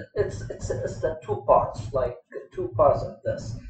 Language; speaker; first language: English; non-native, fluent; Arabic